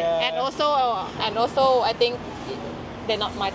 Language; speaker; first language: English; non-native, learner; Thai